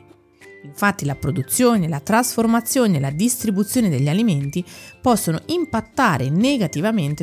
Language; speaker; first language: Italian; native; Italian